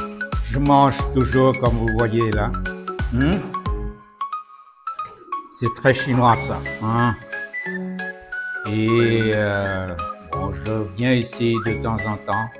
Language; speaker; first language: French; non-native, fluent; Vietnamese